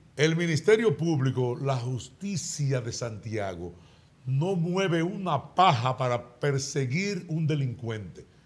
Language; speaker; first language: Spanish; native; Spanish